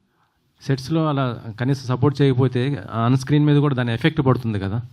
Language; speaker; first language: Telugu; native; Telugu